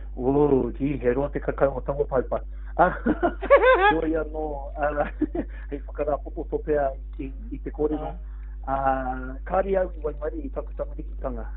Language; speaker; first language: Māori; non-native, local second language; English